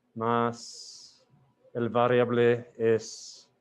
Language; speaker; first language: Spanish; non-native, learner; English